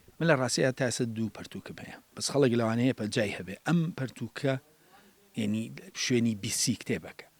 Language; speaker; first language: Central Kurdish; native; Central Kurdish